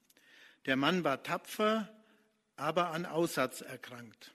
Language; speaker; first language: German; native; German